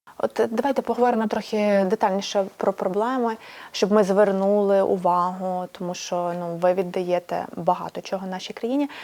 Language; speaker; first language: Ukrainian; native; Ukrainian